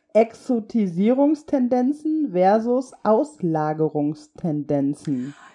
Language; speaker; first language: German; native; German